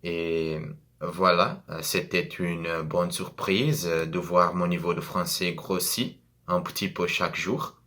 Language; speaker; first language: French; non-native, fluent; Portuguese